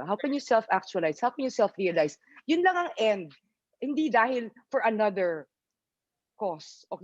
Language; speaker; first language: Filipino; native; Filipino